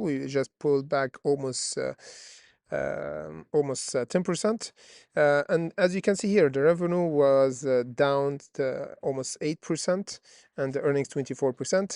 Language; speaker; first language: English; non-native, fluent; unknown